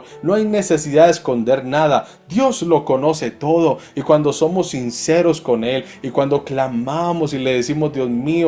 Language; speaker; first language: Spanish; native; Spanish